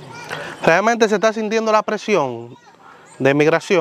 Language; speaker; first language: Spanish; native; Spanish